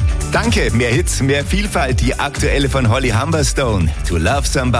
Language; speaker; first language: German; native; German